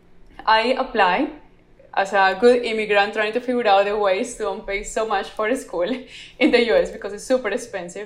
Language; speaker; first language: English; non-native, fluent; Spanish